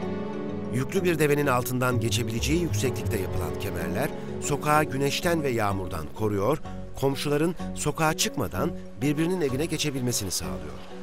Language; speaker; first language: Turkish; native; Turkish